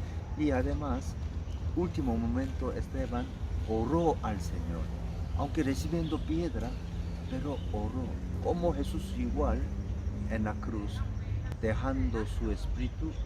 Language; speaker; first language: Spanish; non-native, learner; Korean